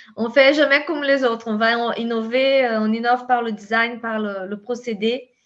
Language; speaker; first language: French; non-native, fluent; Portuguese